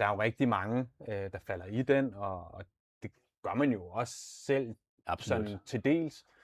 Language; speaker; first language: Danish; native; Danish